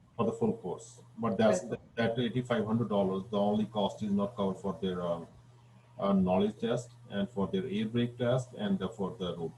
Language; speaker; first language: English; non-native, fluent; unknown